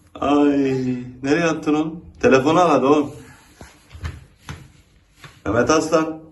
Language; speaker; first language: Turkish; native; Turkish